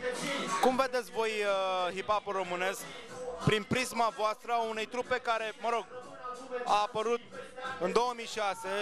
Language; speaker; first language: Romanian; native; Romanian